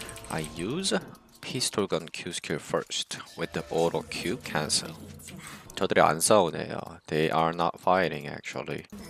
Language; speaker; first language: English; non-native, fluent; Korean